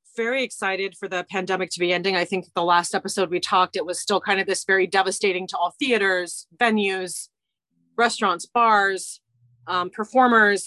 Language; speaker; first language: English; native; English